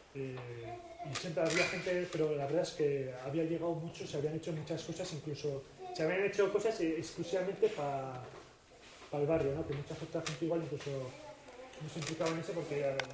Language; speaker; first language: Spanish; non-native, local second language; Basque